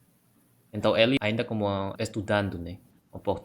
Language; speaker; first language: Portuguese; non-native, learner; Indonesian